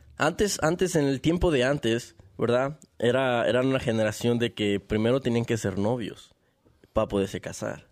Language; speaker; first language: Spanish; early bilingual, heritage; Spanish